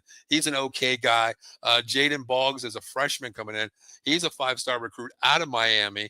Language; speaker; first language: English; native; English